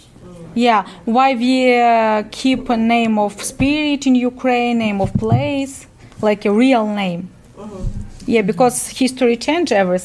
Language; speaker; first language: English; non-native, learner; Ukrainian